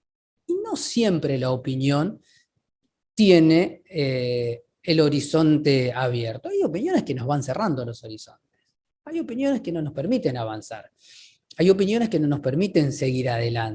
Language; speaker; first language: Spanish; native; Spanish